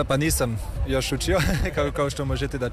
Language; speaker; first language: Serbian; non-native, fluent; French